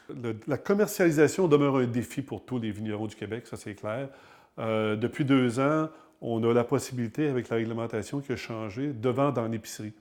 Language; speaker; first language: French; native; French